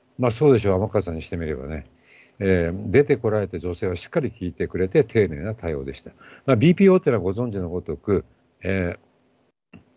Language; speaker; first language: Japanese; native; Japanese